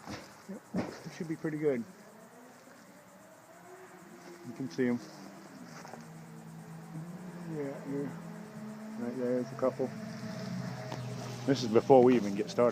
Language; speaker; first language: English; native; English